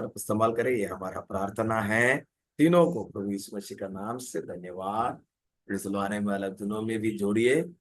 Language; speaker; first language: Hindi; non-native, local second language; Malayalam